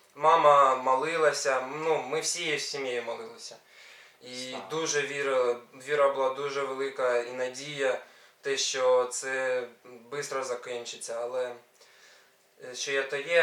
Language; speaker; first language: Ukrainian; non-native, local second language; Russian